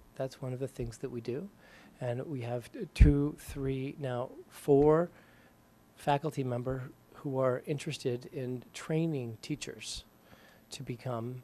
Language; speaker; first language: English; native; English